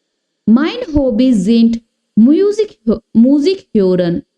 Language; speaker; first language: German; non-native, fluent; Hindi